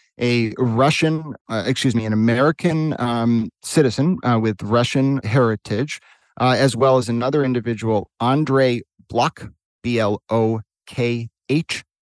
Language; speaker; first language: English; native; English